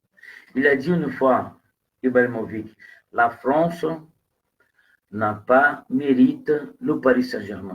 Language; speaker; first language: French; non-native, fluent; Portuguese